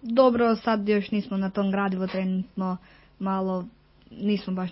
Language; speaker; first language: Croatian; native; Croatian